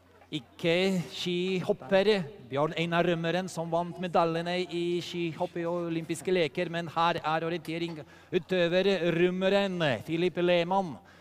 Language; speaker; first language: Norwegian; non-native, learner; Latvian